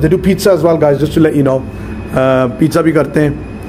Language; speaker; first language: English; early bilingual, other home language; Hindi